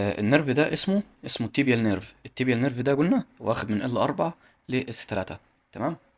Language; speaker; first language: Arabic; native; Arabic